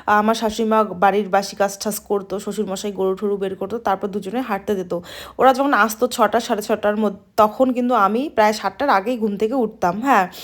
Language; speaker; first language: Bangla; non-native, local second language; Rangpuri